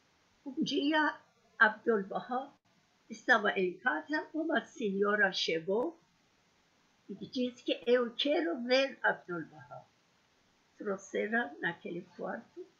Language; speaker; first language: Portuguese; non-native, learner; Persian